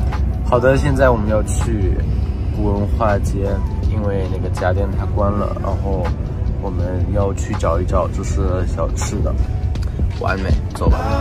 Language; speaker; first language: Chinese; non-native, fluent; Thai